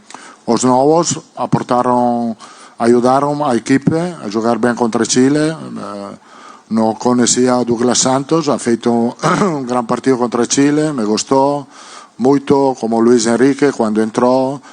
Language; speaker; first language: Portuguese; non-native, fluent; Italian